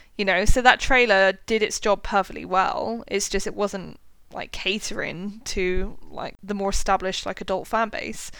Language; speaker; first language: English; native; English